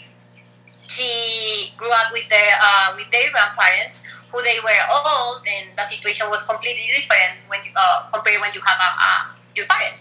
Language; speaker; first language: English; non-native, fluent; Spanish